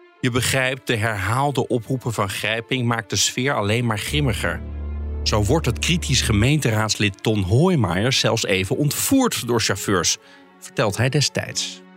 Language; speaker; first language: Dutch; native; Dutch